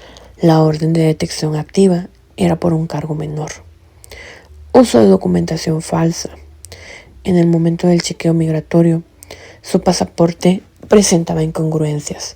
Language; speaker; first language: Spanish; native; Spanish